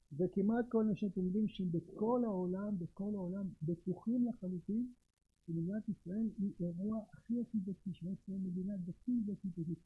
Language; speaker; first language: Hebrew; native; Hebrew